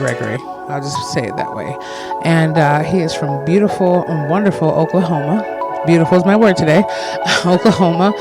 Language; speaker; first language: English; native; English